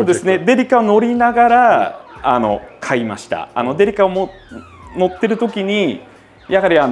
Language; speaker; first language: Japanese; native; Japanese